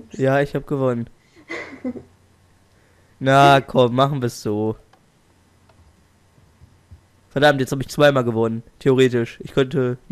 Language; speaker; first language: German; native; German